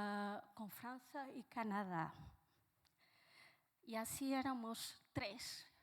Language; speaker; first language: Spanish; non-native, fluent; Portuguese